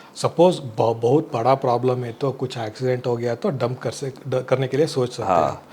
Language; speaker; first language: Hindi; non-native, local second language; Kannada